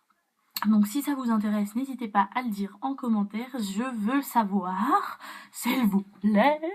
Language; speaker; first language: French; native; French